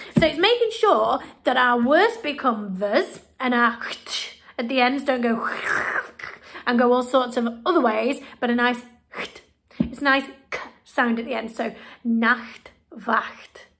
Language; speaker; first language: English; native; English